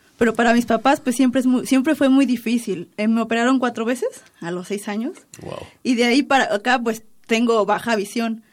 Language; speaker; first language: Spanish; native; Spanish